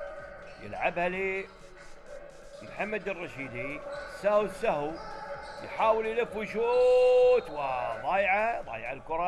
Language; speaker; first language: Arabic; native; Arabic